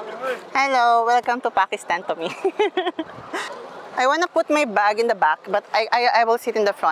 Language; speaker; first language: English; non-native, local second language; Filipino